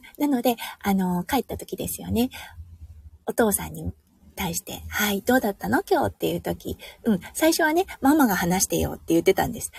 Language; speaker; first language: Japanese; native; Japanese